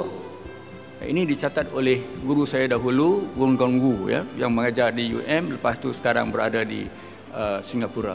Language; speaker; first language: Malay; native; Malay